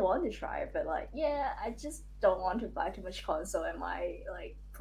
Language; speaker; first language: English; non-native, local second language; Cantonese